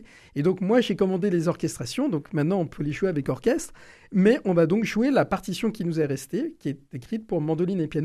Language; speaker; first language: French; native; French